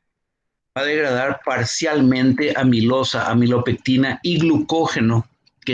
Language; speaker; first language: Spanish; native; Spanish